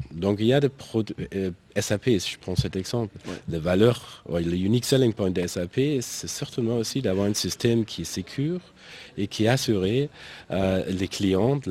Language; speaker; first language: French; non-native, fluent; German